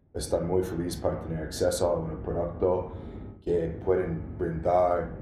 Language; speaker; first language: Spanish; non-native, learner; English